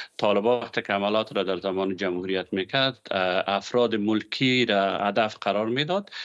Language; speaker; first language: Persian; native; Persian